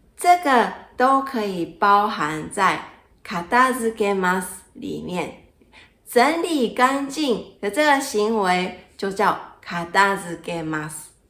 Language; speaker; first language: Chinese; non-native, fluent; Japanese